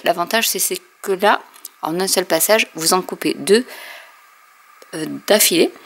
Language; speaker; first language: French; native; French